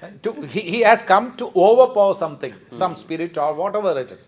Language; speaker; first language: English; non-native, local second language; Malayalam